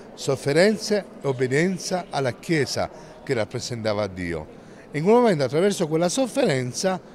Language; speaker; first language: Italian; native; Italian